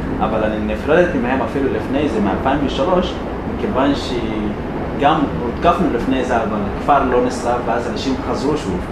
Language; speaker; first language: Hebrew; non-native, fluent; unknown